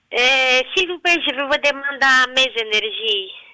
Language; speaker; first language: French; non-native, learner; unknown